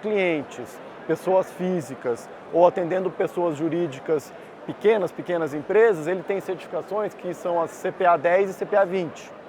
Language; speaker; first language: Portuguese; native; Portuguese